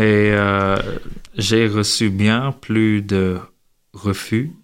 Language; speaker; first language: French; non-native, learner; English